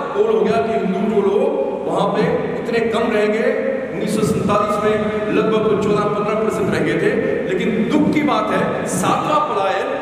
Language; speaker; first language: Urdu; non-native, local second language; Kashmiri